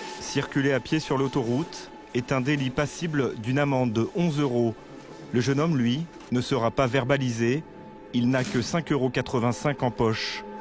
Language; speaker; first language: French; native; French